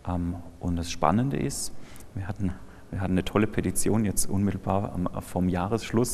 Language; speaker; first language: German; native; German